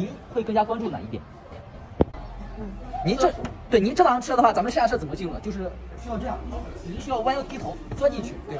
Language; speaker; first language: Chinese; native; Chinese